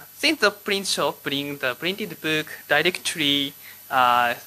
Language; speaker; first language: English; non-native, learner; Japanese